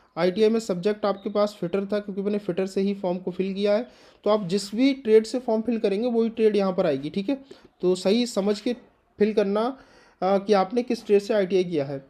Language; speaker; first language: Hindi; native; Hindi